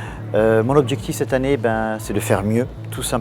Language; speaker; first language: French; native; French